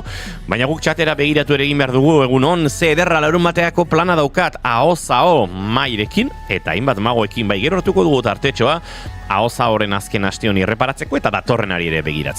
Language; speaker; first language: Basque; native; Basque